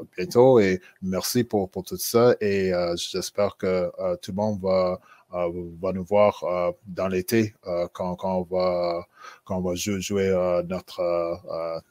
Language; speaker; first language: French; non-native, local second language; English